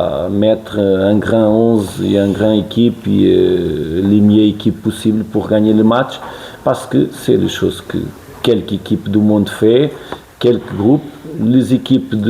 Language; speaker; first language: French; non-native, fluent; Portuguese